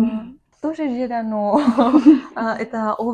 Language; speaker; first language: Russian; non-native, learner; Vietnamese